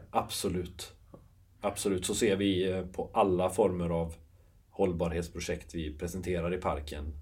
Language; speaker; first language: Swedish; native; Swedish